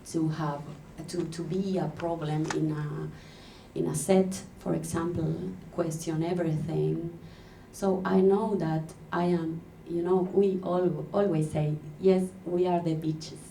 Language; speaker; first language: English; non-native, learner; Spanish